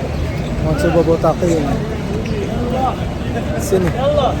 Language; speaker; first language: Indonesian; native; Indonesian